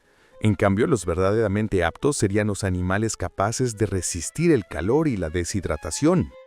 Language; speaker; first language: Spanish; native; Spanish